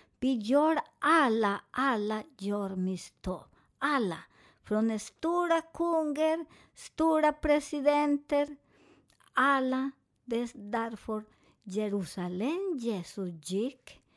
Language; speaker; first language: Swedish; non-native, fluent; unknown